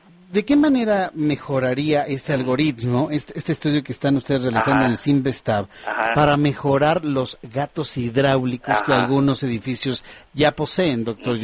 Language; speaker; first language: Spanish; native; Spanish